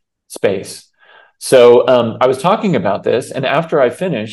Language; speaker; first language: English; native; English